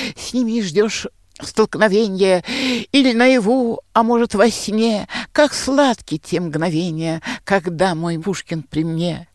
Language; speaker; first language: Russian; native; Russian